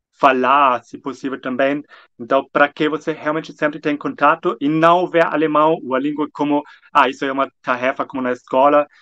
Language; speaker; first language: Portuguese; non-native, fluent; German